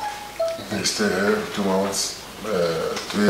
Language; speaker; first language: English; non-native, learner; Arabic